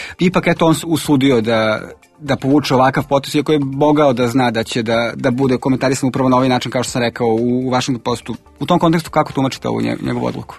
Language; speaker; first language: Serbian; native; Serbian